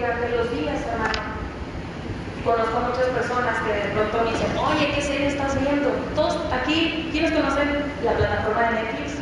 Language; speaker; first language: Spanish; native; Spanish